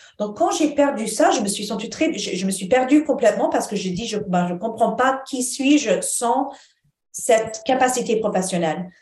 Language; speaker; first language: French; non-native, fluent; Arabic